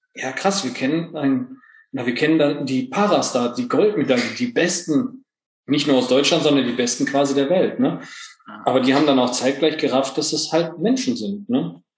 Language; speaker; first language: German; native; German